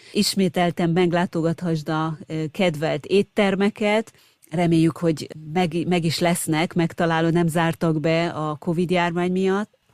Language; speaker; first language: Hungarian; native; Hungarian